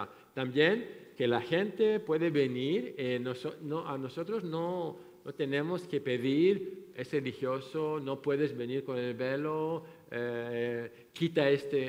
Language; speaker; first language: Spanish; non-native, fluent; French